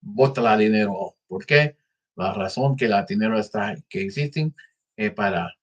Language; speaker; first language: Spanish; early bilingual, other home language; English